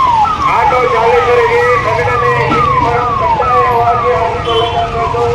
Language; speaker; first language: Kannada; native; Kannada